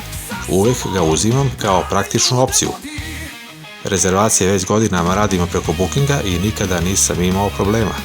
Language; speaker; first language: Serbian; native; Serbian